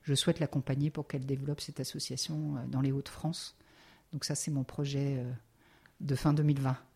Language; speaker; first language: French; native; French